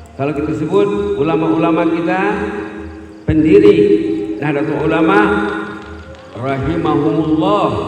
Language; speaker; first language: Indonesian; non-native, local second language; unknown